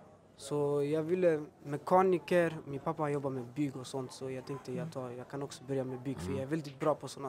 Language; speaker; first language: Swedish; early bilingual, other home language; Albanian